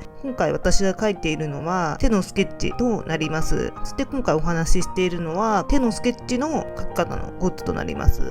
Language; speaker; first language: Japanese; native; Japanese